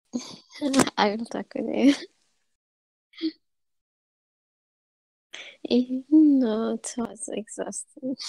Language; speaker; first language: English; non-native, learner; Arabic